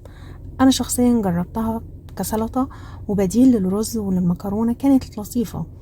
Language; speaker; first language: Arabic; native; Arabic